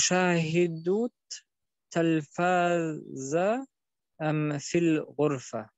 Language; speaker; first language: Arabic; non-native, learner; German